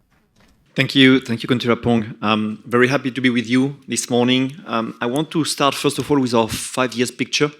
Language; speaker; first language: English; non-native, fluent; French